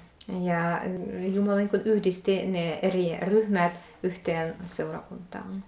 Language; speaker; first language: Finnish; non-native, fluent; Russian